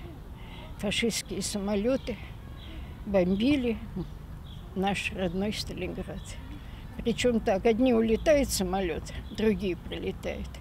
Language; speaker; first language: Russian; native; Russian